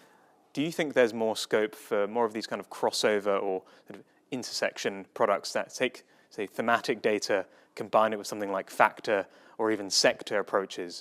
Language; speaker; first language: English; native; English